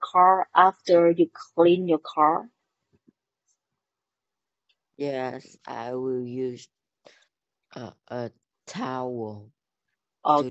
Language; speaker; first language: English; non-native, learner; Vietnamese